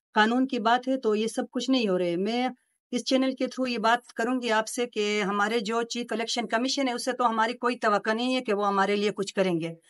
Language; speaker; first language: Urdu; non-native, local second language; Pashto